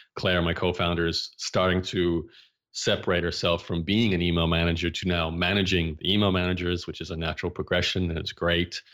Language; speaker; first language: English; native; English